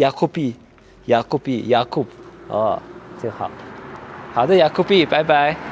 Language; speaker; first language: Chinese; non-native, fluent; Turkish